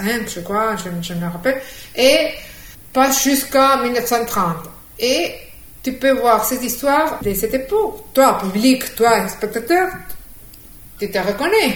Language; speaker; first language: French; non-native, fluent; Spanish